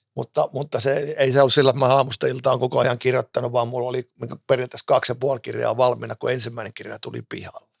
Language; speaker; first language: Finnish; native; Finnish